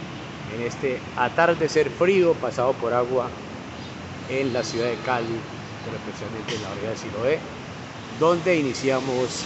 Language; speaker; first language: Spanish; native; Spanish